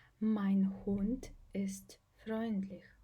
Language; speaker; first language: German; non-native, fluent; Ukrainian